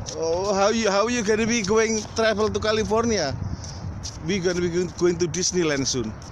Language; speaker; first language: English; non-native, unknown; Indonesian